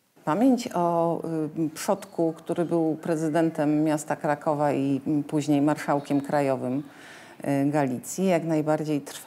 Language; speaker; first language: Polish; native; Polish